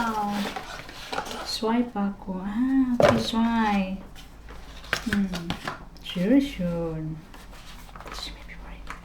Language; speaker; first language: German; non-native, learner; Cebuano